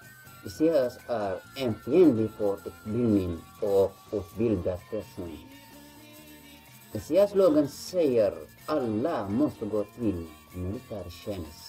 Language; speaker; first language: Swedish; non-native, learner; Tigrinya